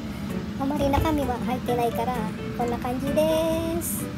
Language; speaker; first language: Japanese; non-native, fluent; Filipino